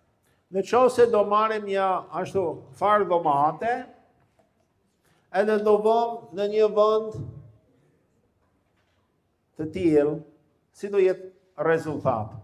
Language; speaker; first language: Albanian; non-native, fluent; English